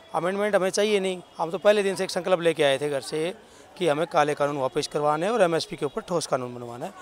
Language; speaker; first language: Hindi; native; Hindi